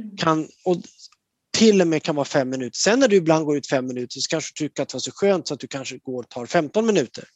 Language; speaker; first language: Swedish; native; Swedish